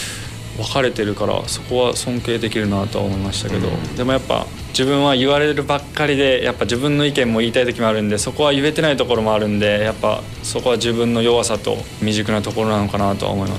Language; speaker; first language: Japanese; native; Japanese